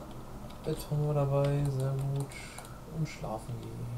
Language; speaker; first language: German; native; German